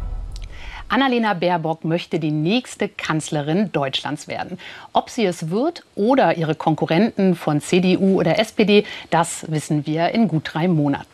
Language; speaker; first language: German; native; German